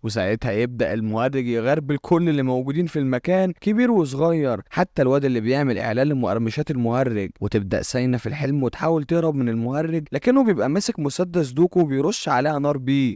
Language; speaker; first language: Arabic; native; Arabic